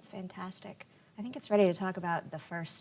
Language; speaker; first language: English; native; English